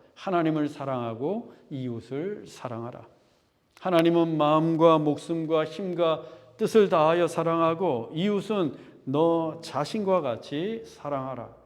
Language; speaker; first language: Korean; native; Korean